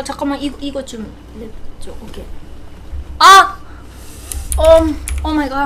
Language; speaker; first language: Korean; non-native, fluent; Chinese